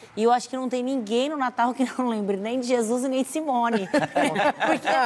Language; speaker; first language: Portuguese; native; Portuguese